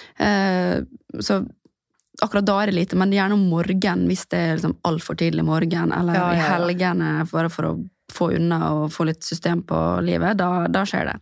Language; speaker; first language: Norwegian; native; Norwegian